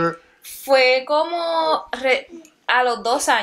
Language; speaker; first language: Spanish; native; Spanish